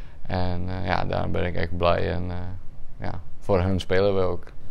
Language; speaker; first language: Dutch; non-native, fluent; Czech